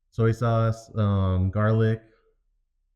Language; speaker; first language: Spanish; non-native, learner; English